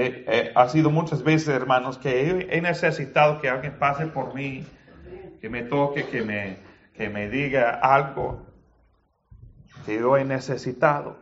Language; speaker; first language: Spanish; non-native, fluent; English